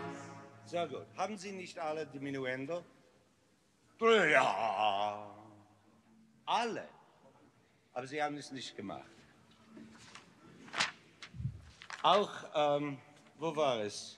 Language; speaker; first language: German; non-native, learner; English